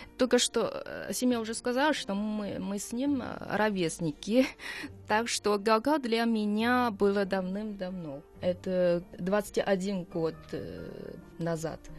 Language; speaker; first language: Russian; non-native, fluent; Chinese